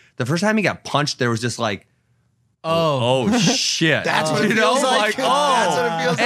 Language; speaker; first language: English; native; English